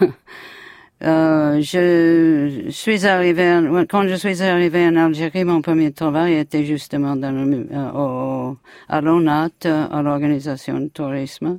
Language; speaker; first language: French; non-native, fluent; English